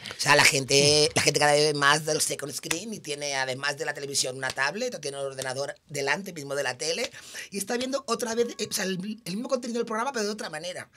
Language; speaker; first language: Spanish; native; Spanish